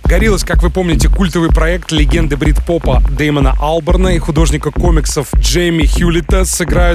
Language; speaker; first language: Russian; native; Russian